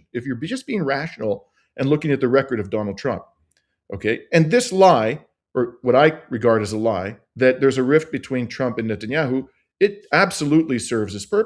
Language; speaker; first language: English; native; English